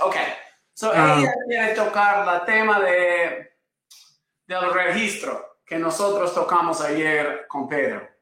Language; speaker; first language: Spanish; non-native, fluent; English